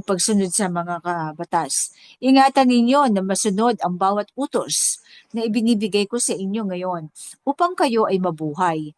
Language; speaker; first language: Filipino; native; Filipino